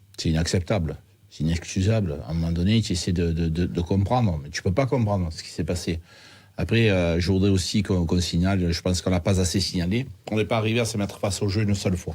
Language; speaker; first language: French; native; French